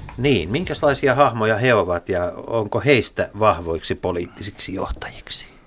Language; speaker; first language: Finnish; native; Finnish